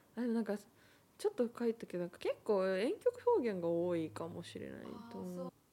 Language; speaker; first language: Japanese; native; Japanese